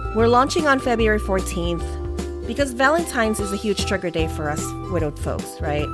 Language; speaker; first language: English; non-native, local second language; Filipino